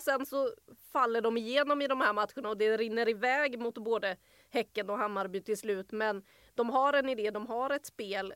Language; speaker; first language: Swedish; native; Swedish